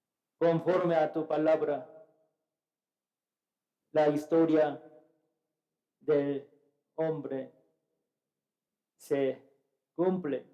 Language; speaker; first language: Spanish; non-native, fluent; Korean